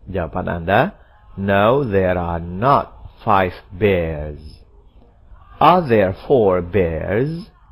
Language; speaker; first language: English; non-native, fluent; Indonesian